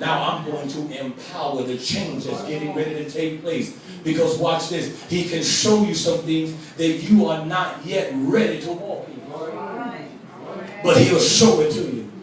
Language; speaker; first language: English; native; English